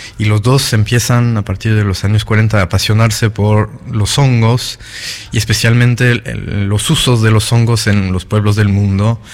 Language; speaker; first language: Spanish; non-native, fluent; French